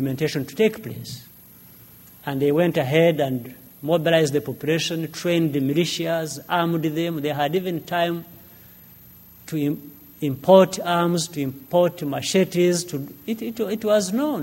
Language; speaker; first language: English; non-native, local second language; Kinyarwanda